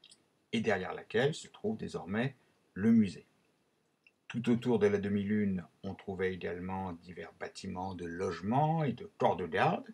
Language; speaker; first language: French; native; French